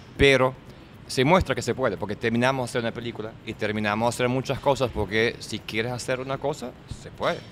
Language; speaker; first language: Spanish; non-native, fluent; German